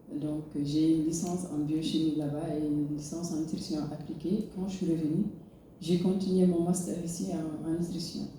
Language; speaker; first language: French; non-native, local second language; Fula